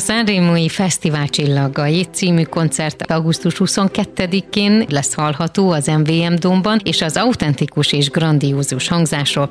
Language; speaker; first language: Hungarian; native; Hungarian